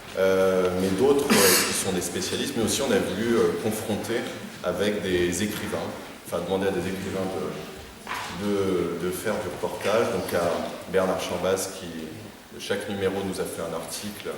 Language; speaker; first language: French; native; French